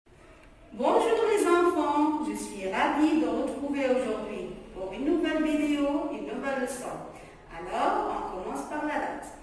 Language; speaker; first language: French; non-native, local second language; Arabic